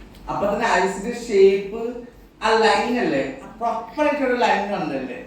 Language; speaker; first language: Malayalam; non-native, local second language; Assamese